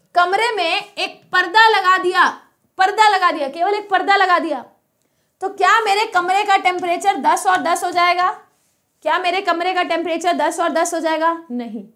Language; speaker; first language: Hindi; native; Hindi